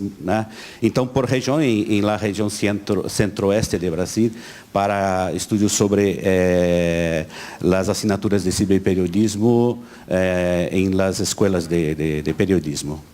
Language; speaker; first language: Spanish; non-native, learner; Portuguese